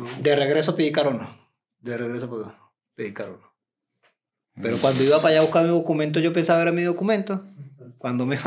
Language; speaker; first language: Portuguese; non-native, learner; Spanish